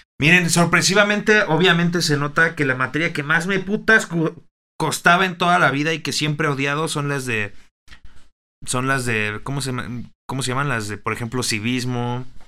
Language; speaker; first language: Spanish; native; Spanish